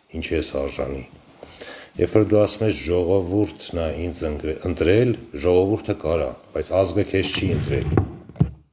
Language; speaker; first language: Armenian; native; Armenian